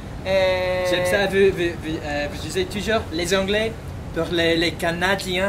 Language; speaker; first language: French; non-native, fluent; English